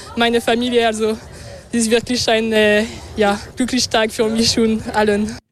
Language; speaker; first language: German; non-native, local second language; French